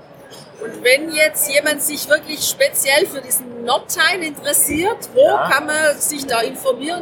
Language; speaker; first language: German; native; German